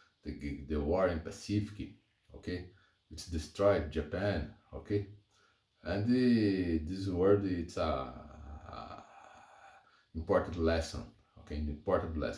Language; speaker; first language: English; non-native, learner; Portuguese